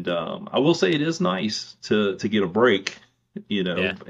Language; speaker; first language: English; native; English